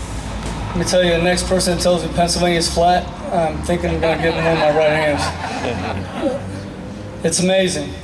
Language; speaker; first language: English; native; English